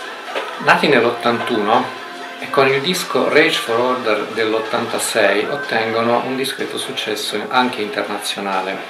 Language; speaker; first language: Italian; native; Italian